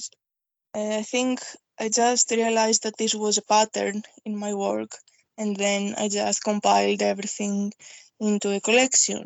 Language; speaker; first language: English; non-native, fluent; Greek